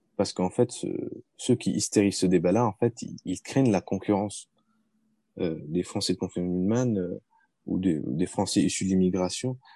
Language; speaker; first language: French; early bilingual, other home language; Arabic